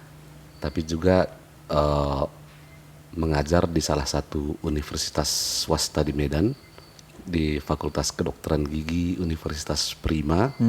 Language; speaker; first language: Indonesian; native; Indonesian